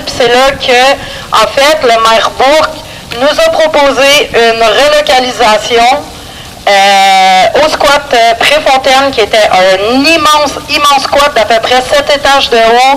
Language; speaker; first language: French; native; French